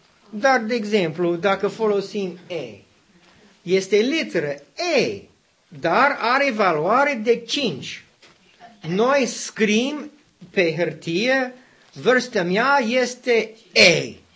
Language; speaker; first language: Romanian; non-native, learner; English